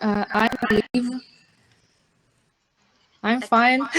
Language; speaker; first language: English; non-native, fluent; Russian